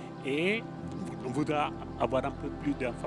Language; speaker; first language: French; non-native, fluent; Spanish